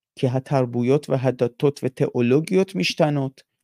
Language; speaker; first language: Hebrew; non-native, fluent; Persian